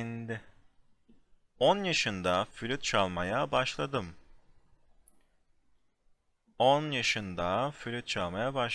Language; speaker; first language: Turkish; non-native, fluent; English